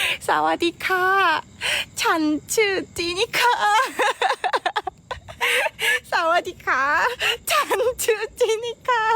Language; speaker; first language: Thai; non-native, learner; Korean